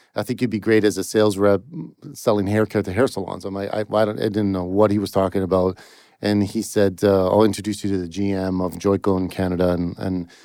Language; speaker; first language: English; native; English